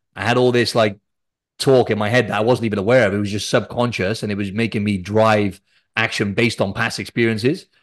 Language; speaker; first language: English; native; English